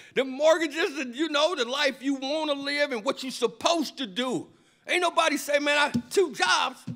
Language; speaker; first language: English; native; English